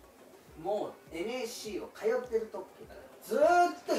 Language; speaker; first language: Japanese; native; Japanese